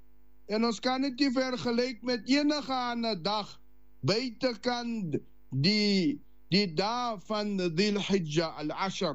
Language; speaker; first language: Dutch; non-native, learner; Afrikaans